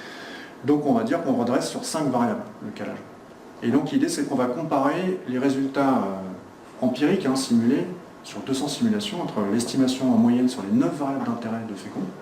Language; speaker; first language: French; native; French